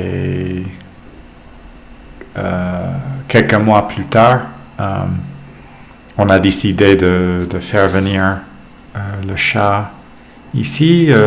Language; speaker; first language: French; non-native, fluent; English